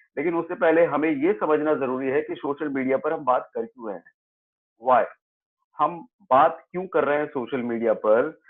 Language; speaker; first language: Hindi; native; Hindi